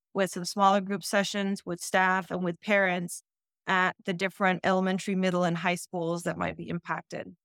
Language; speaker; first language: English; early bilingual, other home language; Dutch